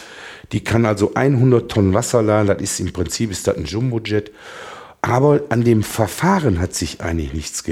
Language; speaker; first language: German; native; German